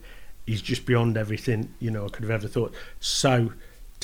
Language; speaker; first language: English; native; English